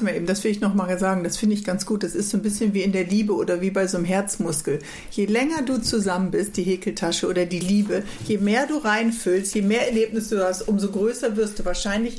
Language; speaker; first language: German; native; German